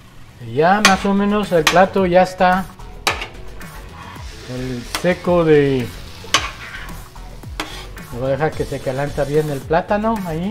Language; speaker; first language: Spanish; non-native, fluent; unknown